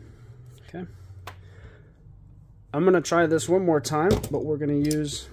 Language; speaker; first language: English; native; English